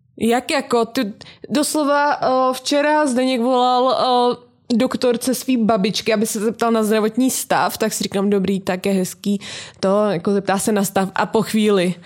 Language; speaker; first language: Czech; native; Czech